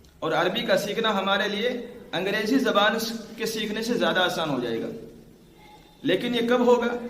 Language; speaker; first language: Urdu; native; Urdu